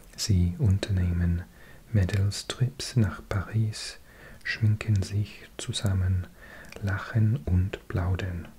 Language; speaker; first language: German; non-native, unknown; English